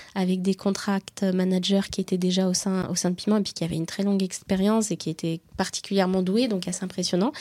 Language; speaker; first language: French; native; French